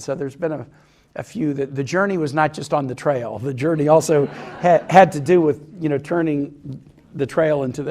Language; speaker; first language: English; native; English